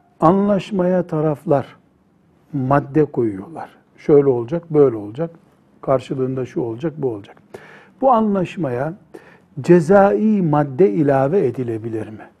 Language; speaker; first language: Turkish; native; Turkish